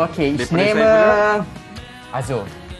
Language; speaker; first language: German; non-native, learner; Malay